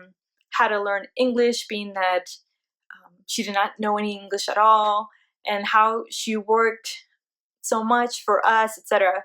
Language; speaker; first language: English; early bilingual, other home language; Spanish